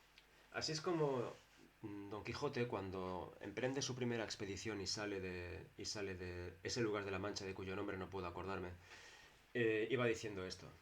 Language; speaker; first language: Spanish; native; Spanish